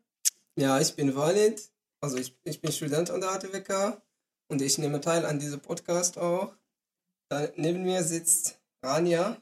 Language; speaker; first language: German; non-native, learner; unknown